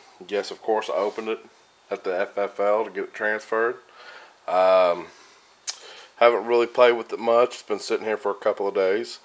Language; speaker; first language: English; native; English